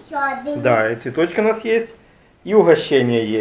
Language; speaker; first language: Russian; native; Russian